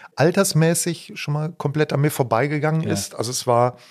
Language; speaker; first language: German; native; German